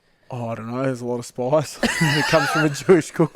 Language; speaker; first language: English; native; English